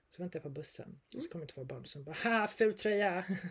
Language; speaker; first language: Swedish; native; Swedish